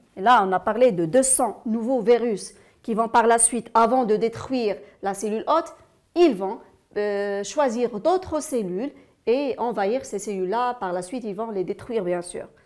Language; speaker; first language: French; non-native, local second language; Arabic